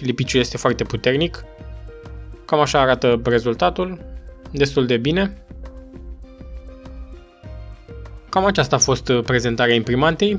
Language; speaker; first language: Romanian; native; Romanian